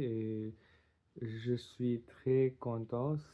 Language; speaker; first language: French; non-native, learner; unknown